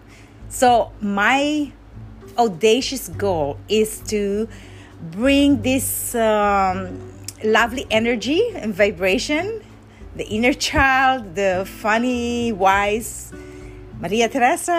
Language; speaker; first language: English; non-native, local second language; Filipino